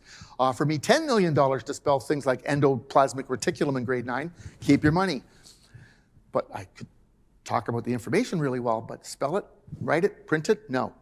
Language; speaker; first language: English; native; English